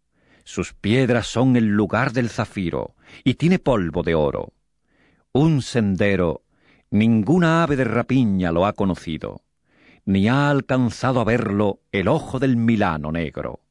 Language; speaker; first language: Spanish; native; Spanish